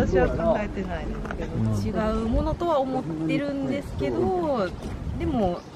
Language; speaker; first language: Japanese; native; Japanese